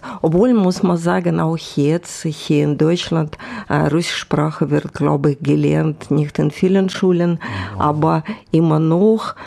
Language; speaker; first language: German; non-native, fluent; Russian